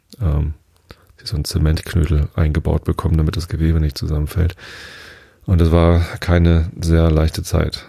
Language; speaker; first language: German; native; German